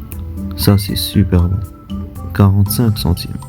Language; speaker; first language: French; non-native, local second language; Arabic